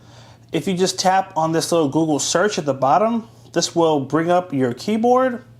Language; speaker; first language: English; native; English